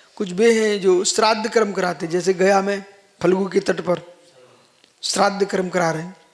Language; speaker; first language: Hindi; native; Hindi